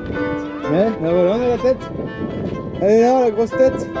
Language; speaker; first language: French; native; French